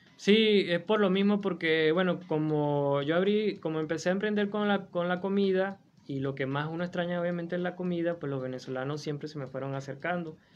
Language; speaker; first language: Spanish; native; Spanish